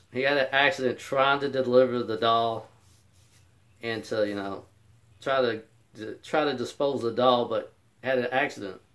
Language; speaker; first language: English; native; English